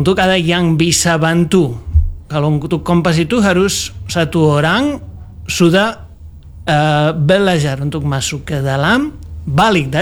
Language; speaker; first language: English; non-native, fluent; Spanish